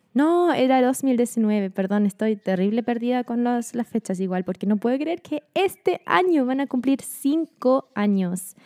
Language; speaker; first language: Spanish; non-native, fluent; German